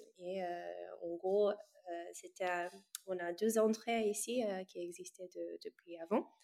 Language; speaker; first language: French; non-native, fluent; Japanese